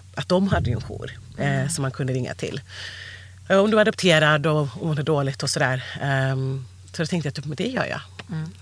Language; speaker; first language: Swedish; native; Swedish